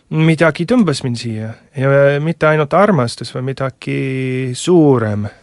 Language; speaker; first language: Estonian; non-native, fluent; English